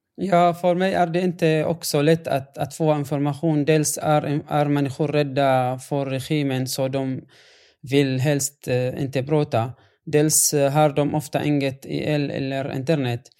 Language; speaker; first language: Swedish; non-native, fluent; Arabic